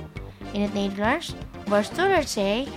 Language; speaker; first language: Dutch; non-native, learner; Indonesian